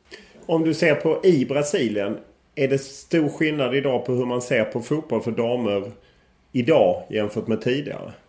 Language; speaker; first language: Swedish; native; Swedish